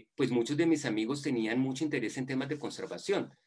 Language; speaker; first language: Spanish; native; Spanish